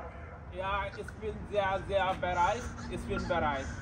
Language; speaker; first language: German; non-native, learner; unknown